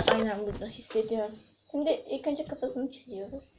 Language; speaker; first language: Turkish; native; Turkish